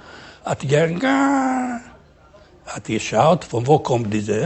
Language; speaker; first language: German; non-native, learner; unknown